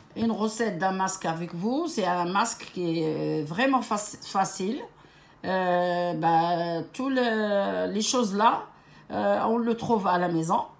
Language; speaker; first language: French; non-native, local second language; Arabic